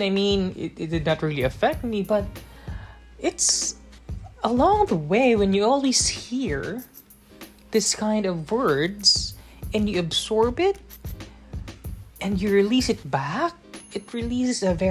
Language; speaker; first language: English; non-native, local second language; Cebuano